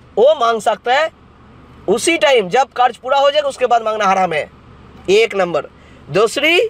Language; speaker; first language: Hindi; non-native, local second language; Bangla